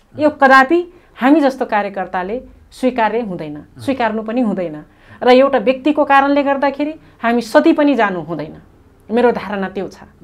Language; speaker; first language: Nepali; non-native, local second language; Rana Tharu